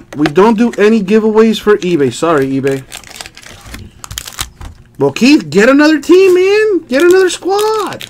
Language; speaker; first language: English; native; English